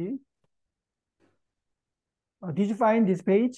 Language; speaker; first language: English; non-native, learner; Korean